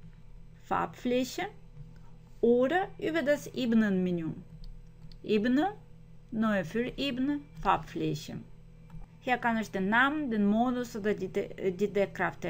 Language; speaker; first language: German; non-native, fluent; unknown